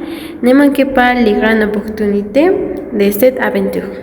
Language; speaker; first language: French; non-native, learner; Spanish